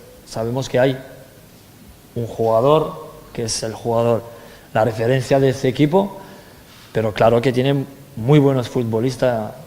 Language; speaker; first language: Spanish; non-native, fluent; French